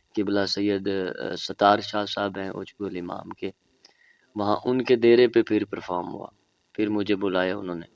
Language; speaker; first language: Urdu; non-native, local second language; Punjabi